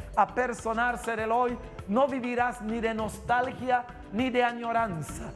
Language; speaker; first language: Spanish; non-native, local second language; English